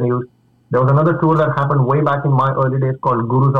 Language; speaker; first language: English; non-native, local second language; Marathi